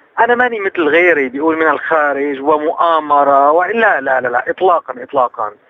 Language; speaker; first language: Arabic; native; Arabic